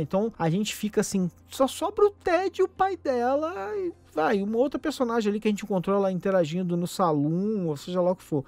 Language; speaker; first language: Portuguese; native; Portuguese